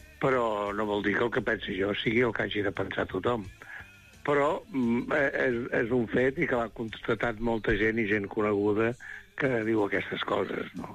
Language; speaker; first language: Catalan; native; Catalan